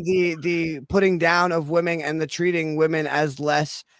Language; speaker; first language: English; native; English